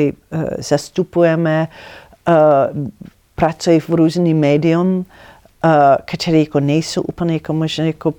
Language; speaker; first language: Czech; non-native, learner; English